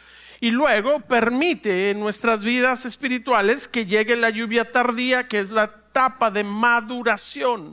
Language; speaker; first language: Spanish; native; Spanish